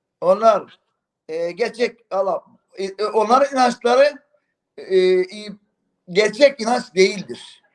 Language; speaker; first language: Turkish; non-native, fluent; Arabic